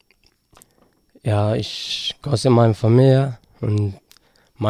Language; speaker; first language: German; non-native, learner; Arabic